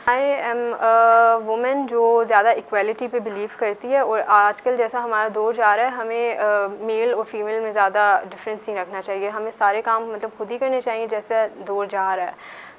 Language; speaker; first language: Urdu; native; Urdu